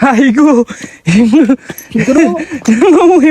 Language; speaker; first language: Korean; non-native, learner; Bangla